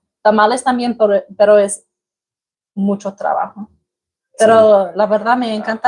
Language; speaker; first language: Spanish; non-native, learner; English